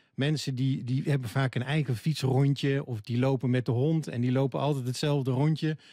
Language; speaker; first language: Dutch; native; Dutch